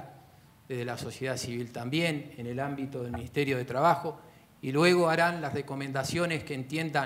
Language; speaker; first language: Spanish; native; Spanish